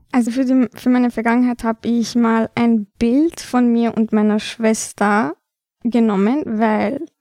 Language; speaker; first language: German; early bilingual, other home language; Albanian